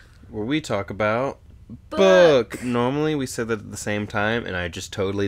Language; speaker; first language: English; native; English